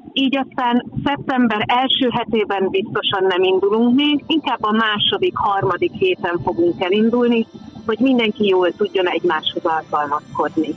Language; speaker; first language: Hungarian; native; Hungarian